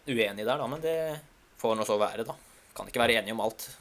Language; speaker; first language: Norwegian; non-native, fluent; Hungarian